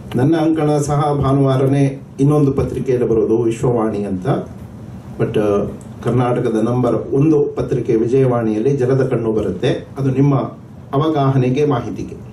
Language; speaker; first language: Kannada; non-native, local second language; Marathi